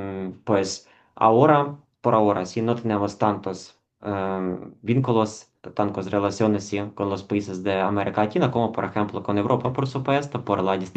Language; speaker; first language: Spanish; non-native, fluent; Ukrainian